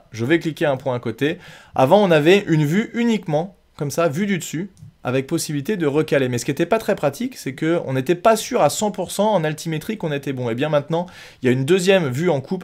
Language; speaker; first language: French; native; French